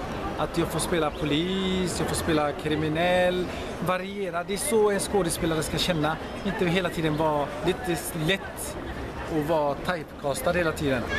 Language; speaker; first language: Swedish; early bilingual, other home language; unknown